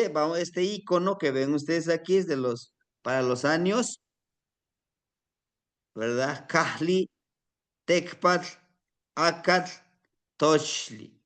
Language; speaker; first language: Spanish; native; Spanish